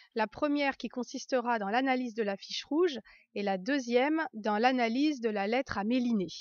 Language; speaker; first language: French; native; French